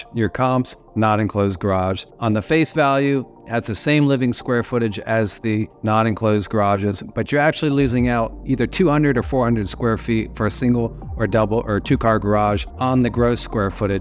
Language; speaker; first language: English; native; English